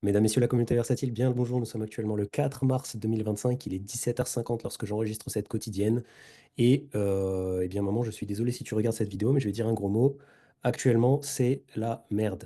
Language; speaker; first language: French; native; French